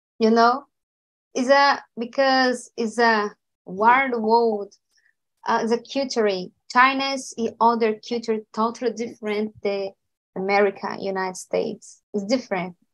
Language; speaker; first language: English; non-native, learner; Portuguese